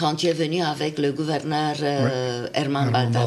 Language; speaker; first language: French; non-native, fluent; Romanian